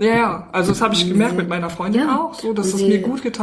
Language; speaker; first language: German; native; German